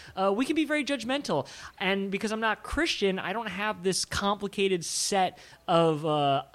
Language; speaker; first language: English; native; English